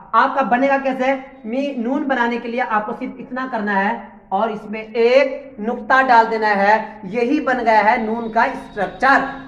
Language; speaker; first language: Hindi; native; Hindi